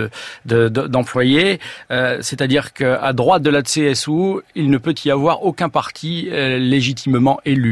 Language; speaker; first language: French; native; French